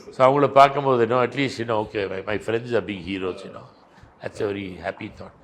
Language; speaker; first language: English; non-native, local second language; Tamil